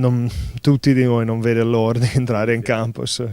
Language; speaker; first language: Italian; non-native, fluent; English